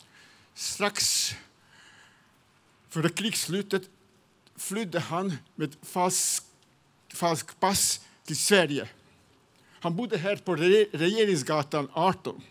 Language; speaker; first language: Swedish; non-native, fluent; Serbian